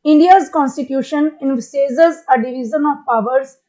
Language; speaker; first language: English; non-native, local second language; Punjabi